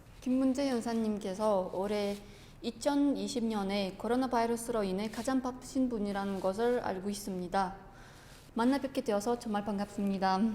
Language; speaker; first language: Korean; non-native, fluent; Uzbek